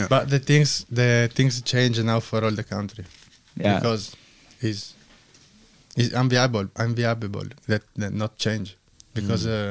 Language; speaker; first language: English; non-native, learner; Italian